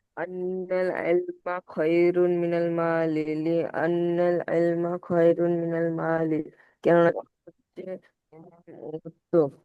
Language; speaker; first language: Arabic; non-native, learner; Bangla